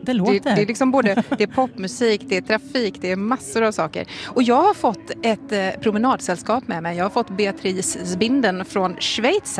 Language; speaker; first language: Swedish; native; Swedish